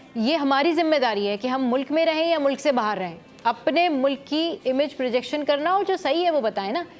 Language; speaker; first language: Urdu; native; Urdu